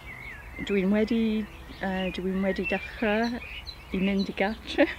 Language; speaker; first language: Welsh; non-native, learner; English